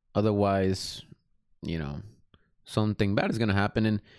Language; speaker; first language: English; early bilingual, other home language; Spanish